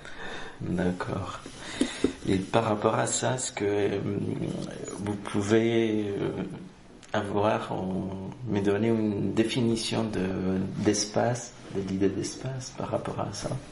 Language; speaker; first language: French; non-native, fluent; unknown